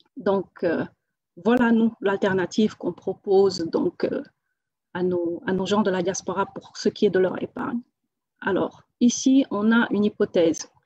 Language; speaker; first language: French; non-native, local second language; Wolof